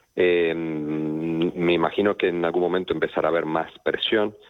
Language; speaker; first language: Spanish; native; Spanish